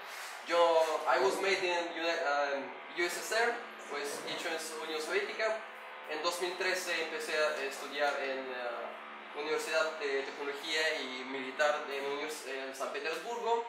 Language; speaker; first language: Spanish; non-native, learner; Russian